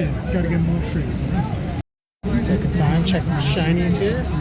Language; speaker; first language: English; native; English